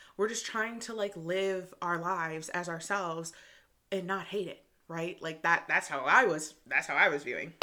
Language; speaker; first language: English; native; English